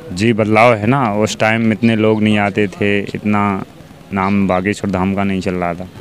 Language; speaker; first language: Hindi; native; Hindi